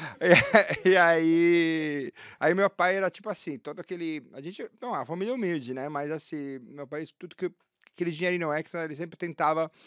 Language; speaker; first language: Portuguese; non-native, fluent; Italian